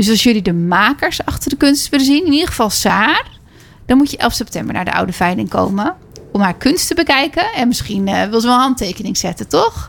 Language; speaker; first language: Dutch; native; Dutch